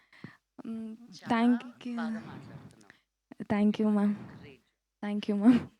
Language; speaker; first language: Telugu; early bilingual, heritage; Tamil